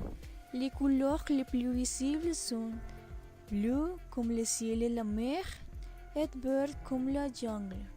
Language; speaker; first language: French; non-native, learner; Spanish